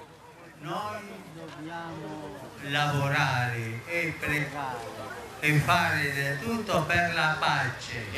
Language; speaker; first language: Italian; early bilingual, heritage; Spanish